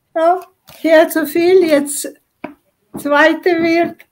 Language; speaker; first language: German; non-native, learner; Ukrainian